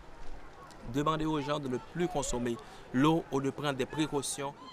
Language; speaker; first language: French; non-native, local second language; Haitian Creole